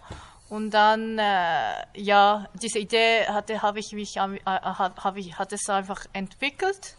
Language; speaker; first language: German; non-native, fluent; Japanese